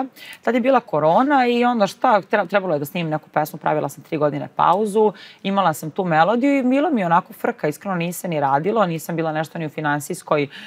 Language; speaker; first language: Serbian; native; Serbian